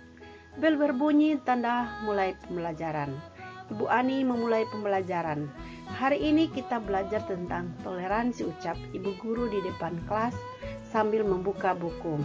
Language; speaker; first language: Indonesian; native; Indonesian